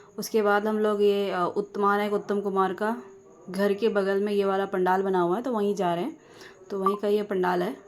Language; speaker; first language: Hindi; non-native, local second language; Bangla